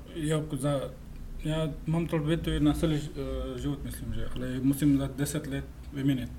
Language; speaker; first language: Czech; non-native, learner; Pashto